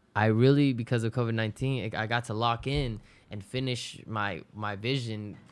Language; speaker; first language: English; early bilingual, other home language; Spanish